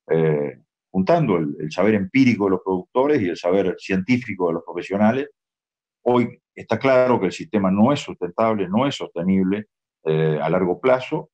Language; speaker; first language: Spanish; native; Spanish